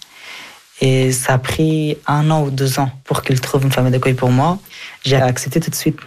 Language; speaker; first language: French; early bilingual, other home language; Persian